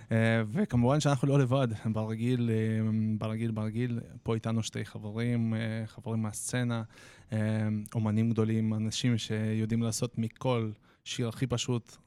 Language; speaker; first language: Hebrew; native; Hebrew